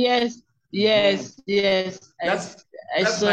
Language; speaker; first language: English; non-native, learner; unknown